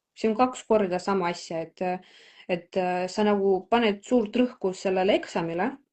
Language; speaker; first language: Estonian; non-native, local second language; Russian